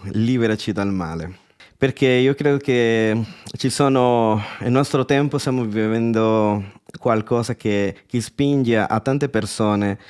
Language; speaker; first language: Italian; non-native, fluent; Spanish